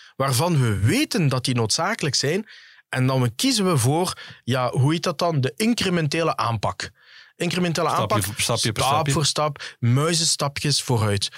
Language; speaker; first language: Dutch; early bilingual, other home language; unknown